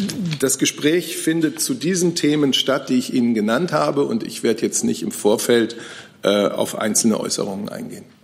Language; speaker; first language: German; native; German